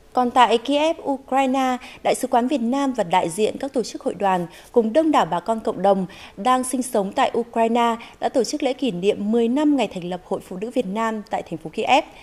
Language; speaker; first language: Vietnamese; native; Vietnamese